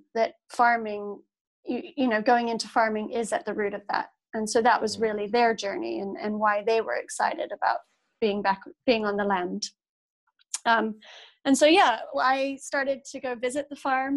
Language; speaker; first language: English; native; English